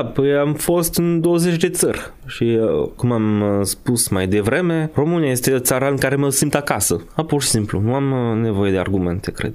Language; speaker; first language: Romanian; non-native, fluent; French